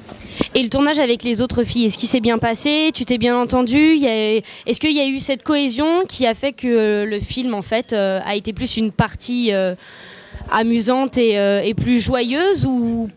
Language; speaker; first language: French; native; French